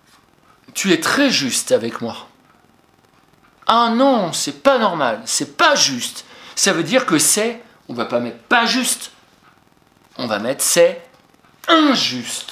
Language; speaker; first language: French; native; French